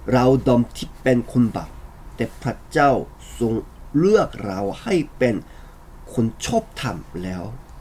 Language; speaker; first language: Thai; non-native, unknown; Korean